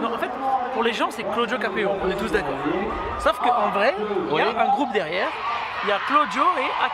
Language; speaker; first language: French; native; French